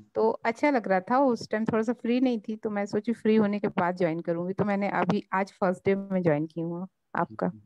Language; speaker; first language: Hindi; native; Hindi